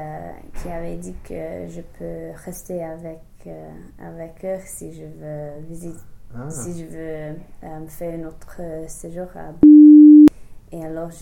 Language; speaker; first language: French; non-native, fluent; English